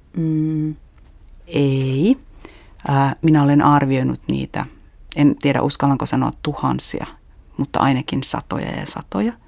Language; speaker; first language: Finnish; native; Finnish